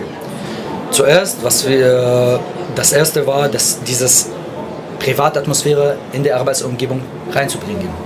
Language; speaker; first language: German; non-native, fluent; Arabic